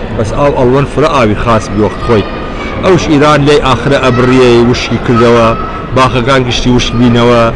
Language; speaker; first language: Central Kurdish; non-native, local second language; Southern Kurdish